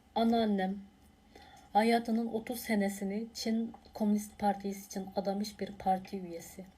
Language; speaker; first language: Turkish; non-native, fluent; Uyghur